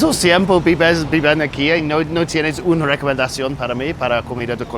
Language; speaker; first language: Spanish; non-native, learner; English